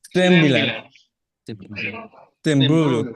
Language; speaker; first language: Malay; non-native, learner; Thai